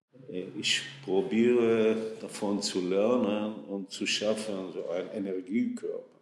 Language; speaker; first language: German; non-native, fluent; Hebrew